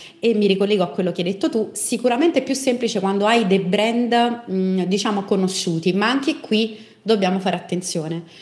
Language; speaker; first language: Italian; native; Italian